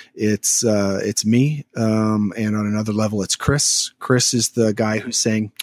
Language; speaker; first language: English; native; English